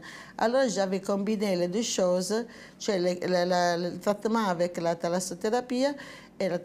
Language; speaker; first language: French; non-native, learner; Italian